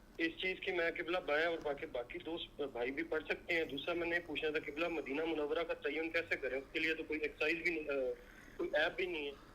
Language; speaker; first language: Urdu; non-native, local second language; Punjabi